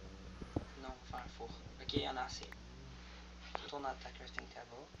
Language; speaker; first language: French; native; French